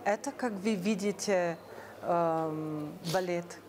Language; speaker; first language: Russian; non-native, fluent; Slovenian